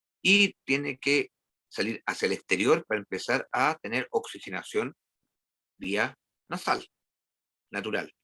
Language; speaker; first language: Spanish; native; Spanish